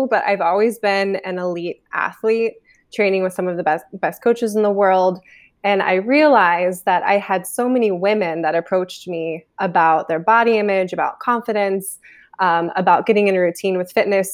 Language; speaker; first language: English; native; English